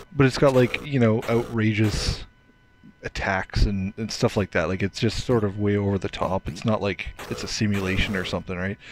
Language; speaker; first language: English; native; English